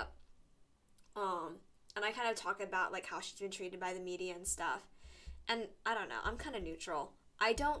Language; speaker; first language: English; native; English